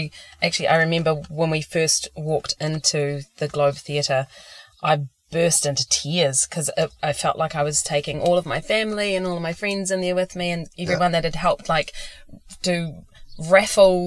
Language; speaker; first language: English; native; English